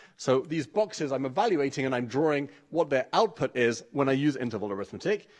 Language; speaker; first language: English; native; English